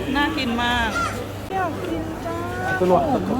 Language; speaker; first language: Thai; native; Thai